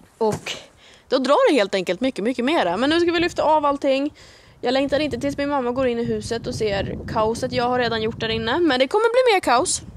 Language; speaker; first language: Swedish; native; Swedish